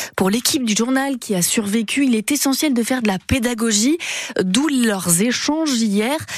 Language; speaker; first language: French; native; French